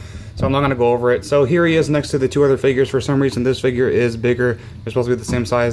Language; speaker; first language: English; native; English